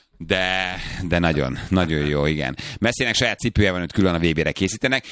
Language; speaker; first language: Hungarian; native; Hungarian